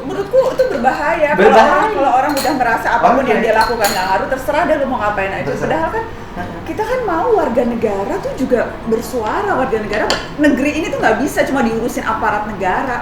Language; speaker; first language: Indonesian; native; Indonesian